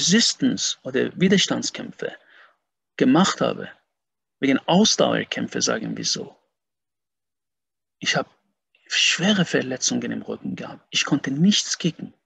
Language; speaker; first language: German; non-native, fluent; Persian